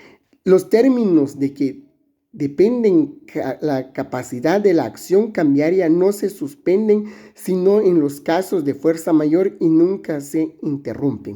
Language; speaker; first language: Spanish; native; Spanish